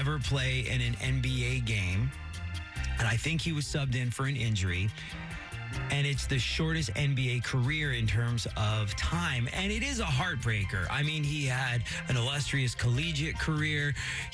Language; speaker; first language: English; native; English